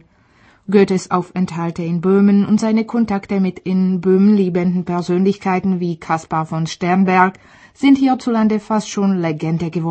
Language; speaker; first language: German; native; German